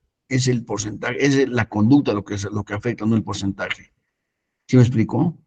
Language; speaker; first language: Spanish; native; Spanish